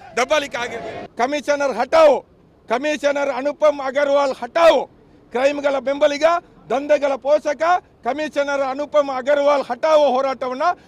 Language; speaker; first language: Kannada; native; Kannada